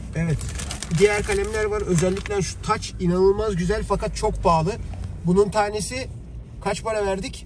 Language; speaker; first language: Turkish; native; Turkish